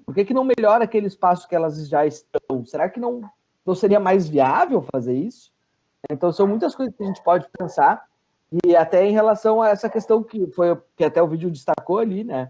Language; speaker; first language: Portuguese; native; Portuguese